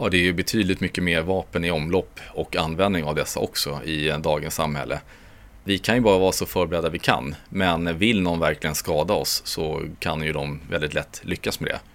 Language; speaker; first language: Swedish; native; Swedish